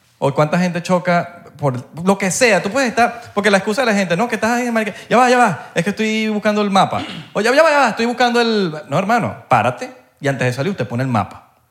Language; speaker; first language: Spanish; native; Spanish